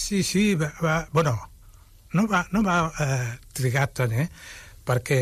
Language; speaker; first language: Catalan; non-native, fluent; Wolof